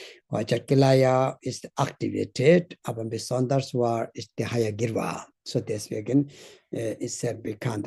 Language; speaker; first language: German; non-native, learner; Tibetan